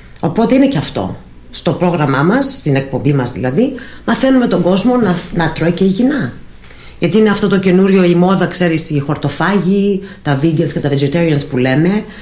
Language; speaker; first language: Greek; early bilingual, heritage; English